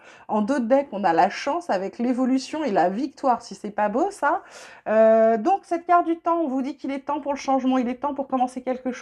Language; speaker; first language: French; native; French